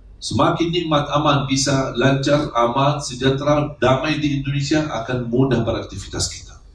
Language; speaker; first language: Indonesian; non-native, fluent; Arabic